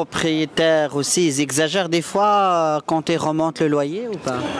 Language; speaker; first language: French; native; French